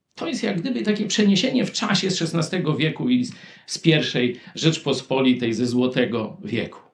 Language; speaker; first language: Polish; native; Polish